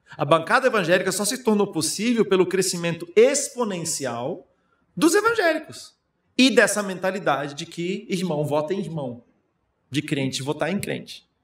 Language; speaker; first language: Portuguese; non-native, fluent; German